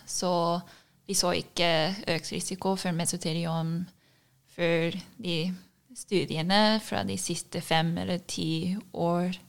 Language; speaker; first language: Norwegian; non-native, fluent; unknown